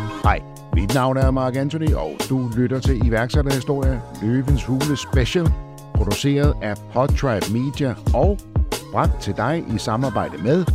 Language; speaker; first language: Danish; native; Danish